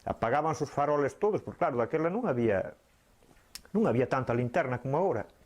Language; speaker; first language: Spanish; non-native, local second language; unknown